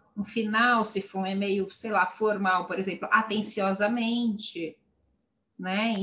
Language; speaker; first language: Portuguese; native; Portuguese